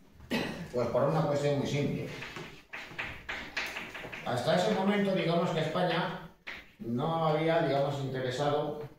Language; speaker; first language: Spanish; native; Spanish